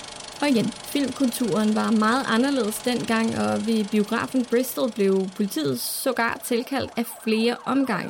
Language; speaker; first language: Danish; native; Danish